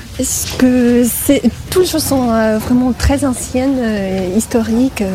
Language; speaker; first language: French; non-native, fluent; Russian